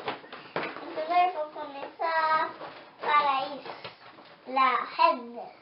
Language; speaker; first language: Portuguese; early bilingual, heritage; Portuguese